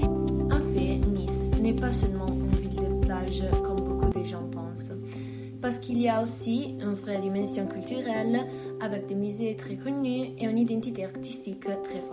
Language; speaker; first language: French; non-native, learner; Italian